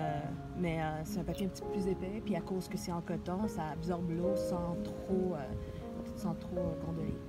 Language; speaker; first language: French; non-native, fluent; Spanish